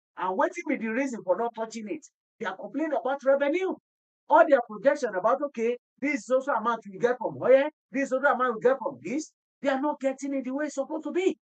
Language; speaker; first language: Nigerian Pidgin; non-native, local second language; Yoruba